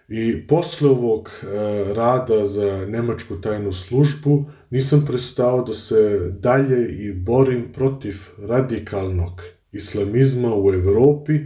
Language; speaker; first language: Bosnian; early bilingual, heritage; Bosnian